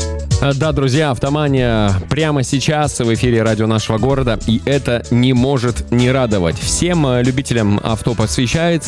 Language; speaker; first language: Russian; native; Russian